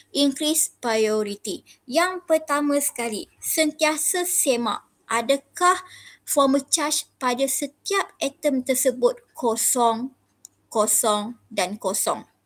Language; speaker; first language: Malay; native; Malay